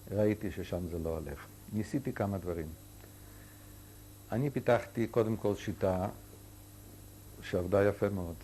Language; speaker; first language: Hebrew; non-native, fluent; Yiddish